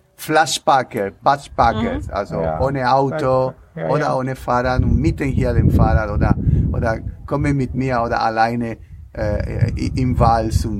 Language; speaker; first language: German; non-native, learner; Spanish